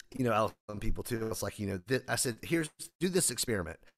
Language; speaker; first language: English; native; English